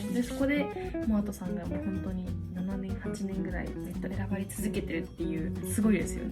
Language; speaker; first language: Japanese; non-native, fluent; Korean